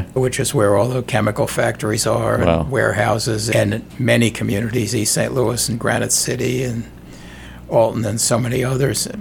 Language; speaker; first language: English; native; English